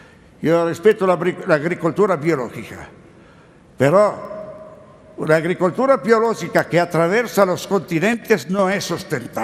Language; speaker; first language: Spanish; non-native, learner; Italian